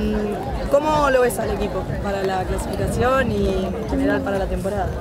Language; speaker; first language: Spanish; native; Spanish